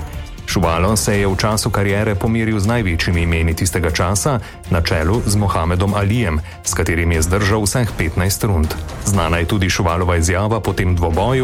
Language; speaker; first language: Slovenian; native; Slovenian